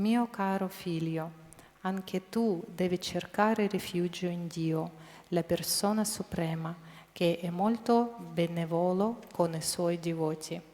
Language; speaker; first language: Italian; non-native, fluent; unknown